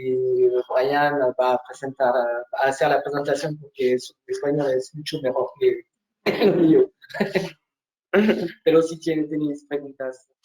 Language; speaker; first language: Spanish; non-native, fluent; French